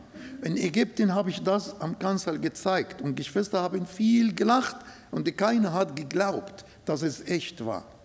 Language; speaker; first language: German; non-native, fluent; Arabic